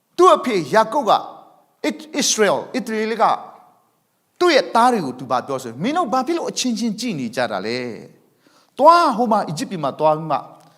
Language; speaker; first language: Burmese; non-native, local second language; Thado Chin